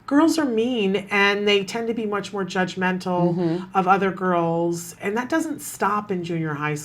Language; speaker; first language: English; native; English